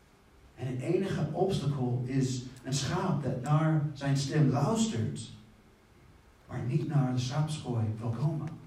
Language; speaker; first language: Dutch; non-native, fluent; English